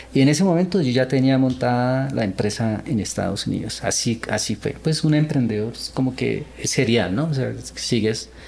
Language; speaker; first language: Spanish; early bilingual, other home language; Korean